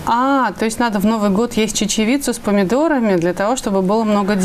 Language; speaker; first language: Russian; native; Russian